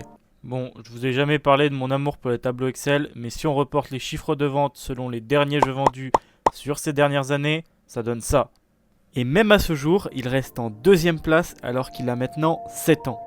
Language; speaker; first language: French; native; French